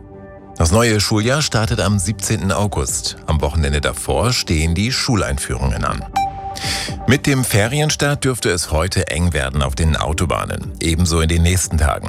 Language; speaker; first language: German; native; German